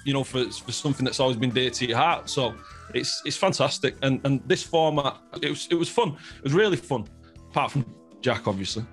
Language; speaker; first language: English; native; English